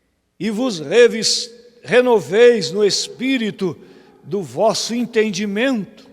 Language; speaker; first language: Portuguese; native; Portuguese